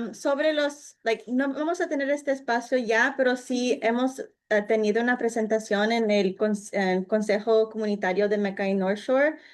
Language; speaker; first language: Spanish; early bilingual, other home language; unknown